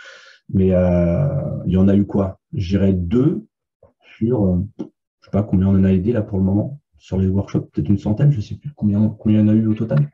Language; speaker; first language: French; native; French